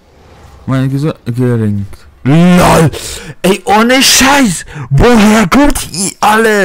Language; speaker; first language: German; non-native, fluent; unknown